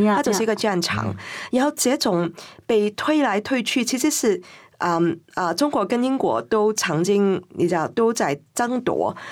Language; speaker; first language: Chinese; non-native, fluent; Cantonese